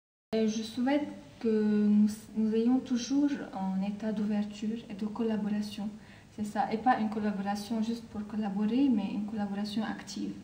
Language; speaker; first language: French; non-native, local second language; Arabic